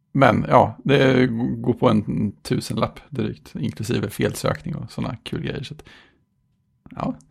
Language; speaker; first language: Swedish; native; Swedish